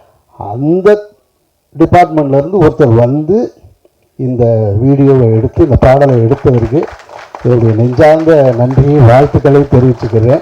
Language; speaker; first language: Tamil; native; Tamil